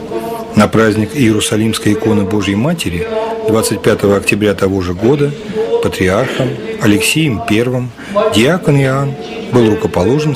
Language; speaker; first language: Russian; native; Russian